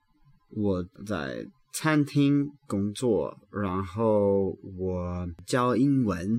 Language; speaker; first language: Chinese; non-native, learner; English